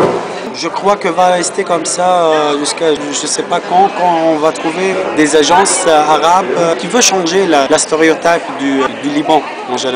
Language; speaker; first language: French; non-native, local second language; Arabic